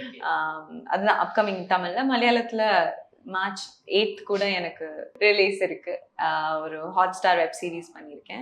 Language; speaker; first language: Tamil; non-native, local second language; Malayalam